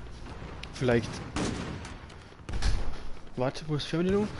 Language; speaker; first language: German; native; German